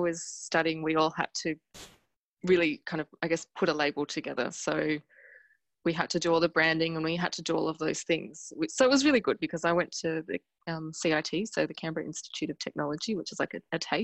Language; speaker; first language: English; native; English